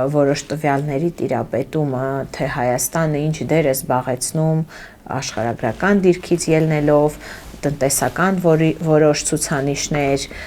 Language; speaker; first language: Armenian; early bilingual, heritage; Armenian